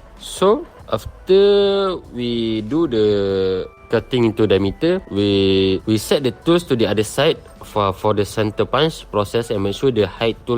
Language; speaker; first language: English; non-native, local second language; Malay